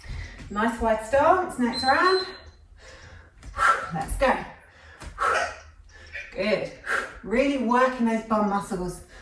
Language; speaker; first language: English; native; English